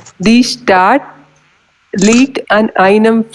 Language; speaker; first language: German; non-native, learner; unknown